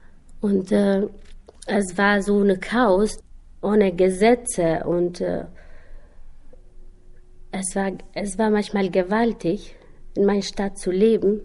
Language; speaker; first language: German; non-native, learner; Albanian